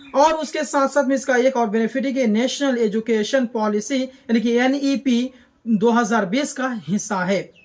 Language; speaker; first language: Hindi; native; Hindi